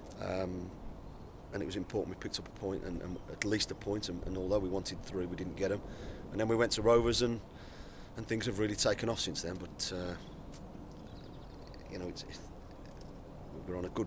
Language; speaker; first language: English; native; English